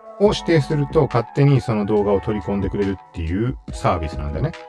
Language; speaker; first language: Japanese; native; Japanese